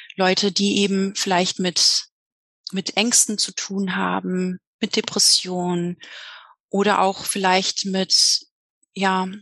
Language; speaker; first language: German; native; German